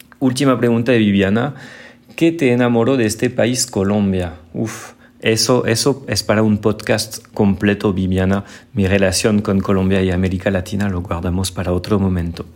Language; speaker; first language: Spanish; non-native, fluent; French